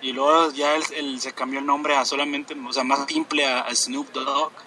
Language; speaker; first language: Spanish; native; Spanish